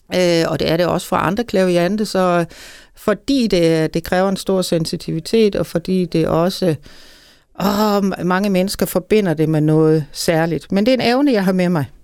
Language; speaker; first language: Danish; native; Danish